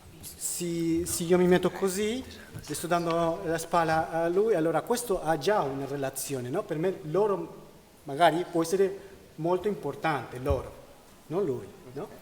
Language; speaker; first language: Italian; non-native, learner; Spanish